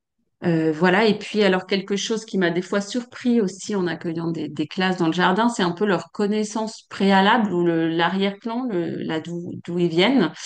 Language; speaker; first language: French; native; French